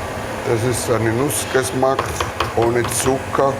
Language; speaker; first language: German; non-native, learner; Italian